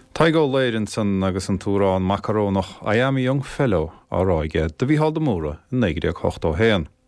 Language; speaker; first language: Irish; native; Irish